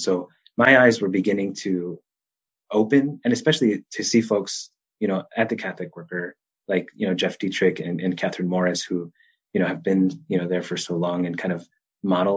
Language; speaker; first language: English; native; English